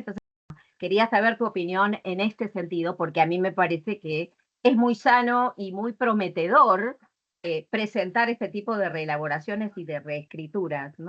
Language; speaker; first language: Spanish; native; Spanish